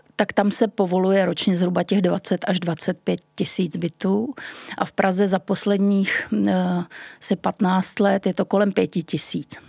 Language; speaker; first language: Czech; native; Czech